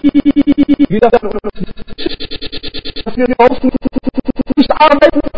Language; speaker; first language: German; non-native, learner; Arabic